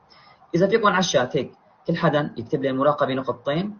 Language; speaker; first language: Arabic; native; Arabic